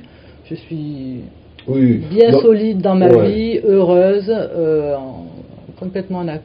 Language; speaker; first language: French; native; French